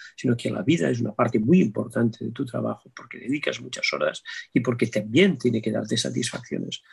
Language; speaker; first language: Spanish; native; Spanish